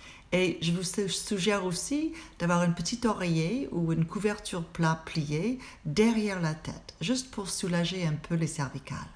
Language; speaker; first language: French; non-native, fluent; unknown